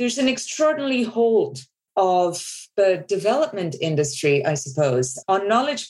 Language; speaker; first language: English; non-native, local second language; Bangla